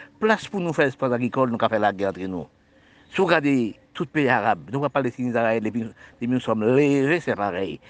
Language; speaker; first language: French; non-native, local second language; Haitian Creole